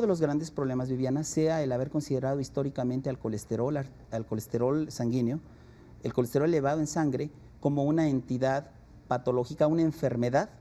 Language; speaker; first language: Spanish; native; Spanish